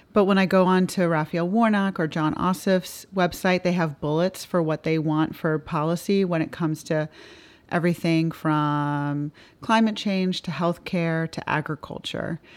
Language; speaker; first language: English; native; English